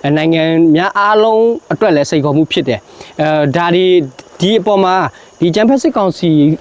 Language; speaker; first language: Burmese; non-native, local second language; S'gaw Karen